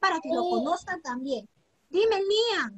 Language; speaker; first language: Spanish; native; Spanish